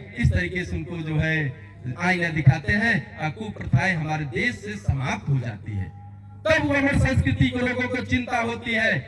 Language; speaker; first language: Hindi; native; Hindi